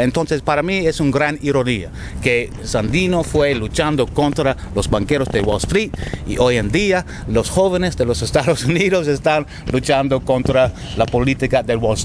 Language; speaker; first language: Spanish; non-native, fluent; English